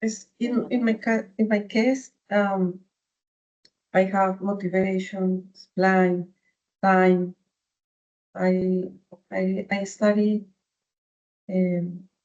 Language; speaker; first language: English; non-native, learner; Spanish